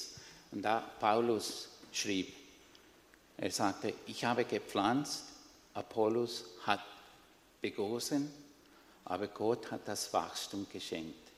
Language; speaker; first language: German; non-native, fluent; Spanish